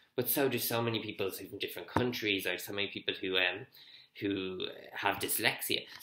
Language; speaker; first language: English; native; English